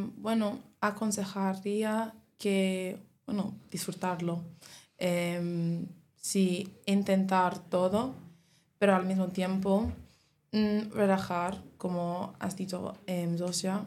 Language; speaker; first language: Spanish; non-native, learner; English